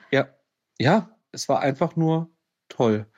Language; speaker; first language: German; native; German